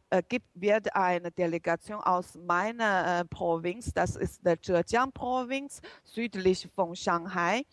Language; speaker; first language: German; non-native, learner; Chinese